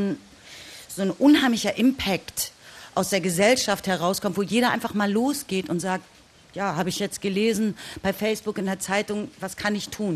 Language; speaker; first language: German; native; German